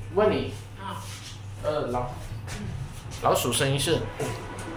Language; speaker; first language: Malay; non-native, local second language; Chinese